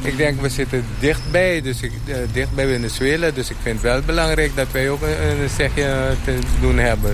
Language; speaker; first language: Dutch; non-native, local second language; Papiamento